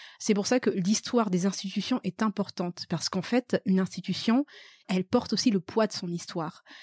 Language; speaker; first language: French; early bilingual, other home language; Malagasy